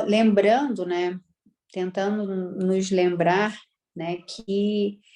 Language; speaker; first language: Portuguese; native; Portuguese